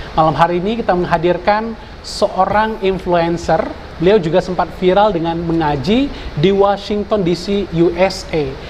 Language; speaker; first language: Indonesian; native; Indonesian